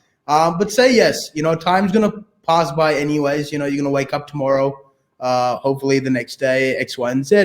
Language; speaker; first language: English; early bilingual, other home language; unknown